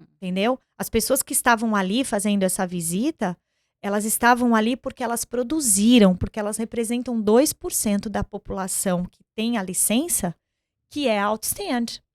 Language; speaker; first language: Portuguese; native; Portuguese